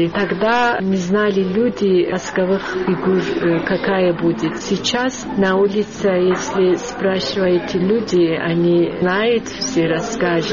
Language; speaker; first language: Russian; non-native, learner; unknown